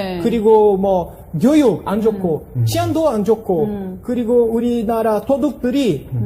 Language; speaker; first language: Korean; non-native, fluent; Portuguese